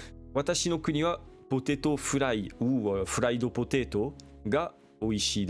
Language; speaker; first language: Japanese; non-native, learner; French